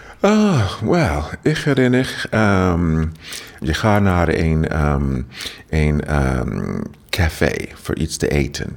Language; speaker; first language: Dutch; non-native, learner; English